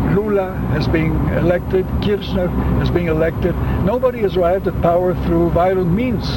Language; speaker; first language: English; early bilingual, other home language; Spanish